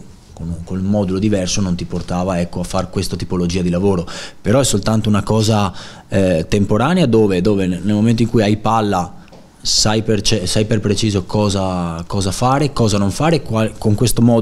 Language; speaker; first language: Italian; native; Italian